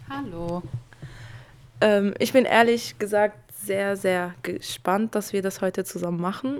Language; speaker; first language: German; early bilingual, other home language; Kurdish